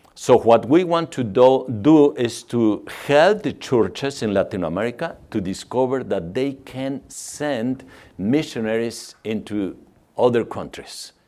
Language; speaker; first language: English; non-native, fluent; Spanish